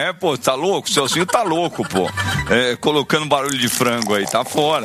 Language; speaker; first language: Portuguese; native; Portuguese